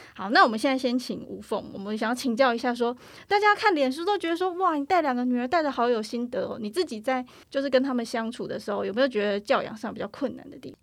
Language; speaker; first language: Chinese; native; Chinese